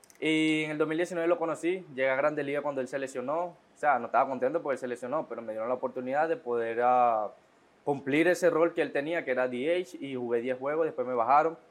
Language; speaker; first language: Spanish; native; Spanish